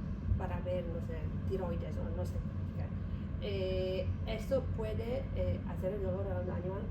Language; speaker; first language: Spanish; non-native, learner; Polish